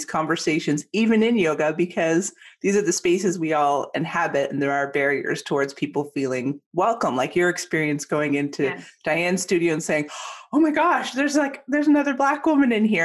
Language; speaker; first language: English; native; English